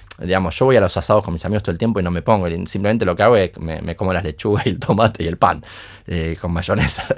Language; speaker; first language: Spanish; early bilingual, other home language; Portuguese